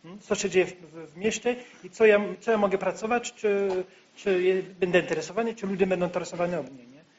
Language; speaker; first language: Polish; non-native, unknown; French